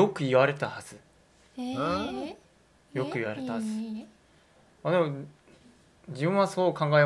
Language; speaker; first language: Japanese; non-native, fluent; Korean